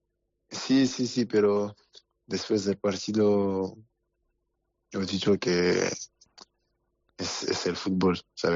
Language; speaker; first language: Spanish; non-native, learner; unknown